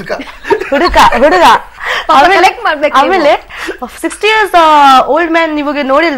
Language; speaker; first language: Kannada; non-native, local second language; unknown